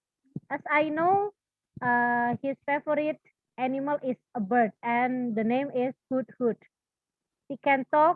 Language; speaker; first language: English; non-native, fluent; Indonesian